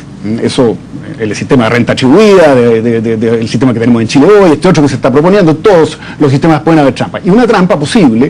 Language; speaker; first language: Spanish; native; Spanish